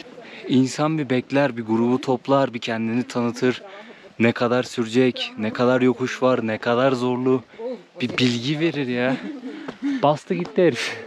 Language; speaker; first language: Turkish; native; Turkish